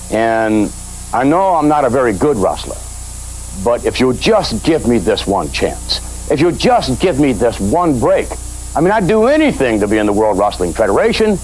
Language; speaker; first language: English; native; English